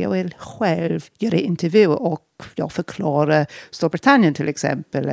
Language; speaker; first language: Swedish; non-native, fluent; English